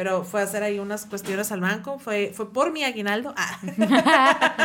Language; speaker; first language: Spanish; native; Spanish